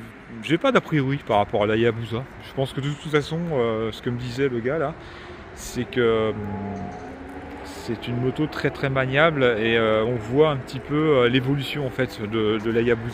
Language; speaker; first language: French; native; French